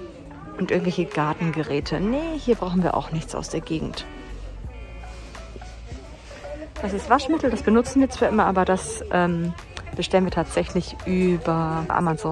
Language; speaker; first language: German; native; German